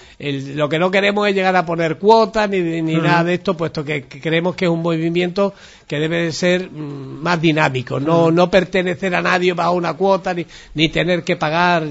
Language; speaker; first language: Spanish; native; Spanish